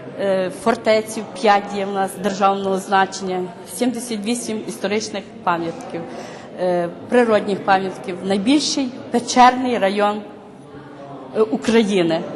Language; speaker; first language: Ukrainian; native; Ukrainian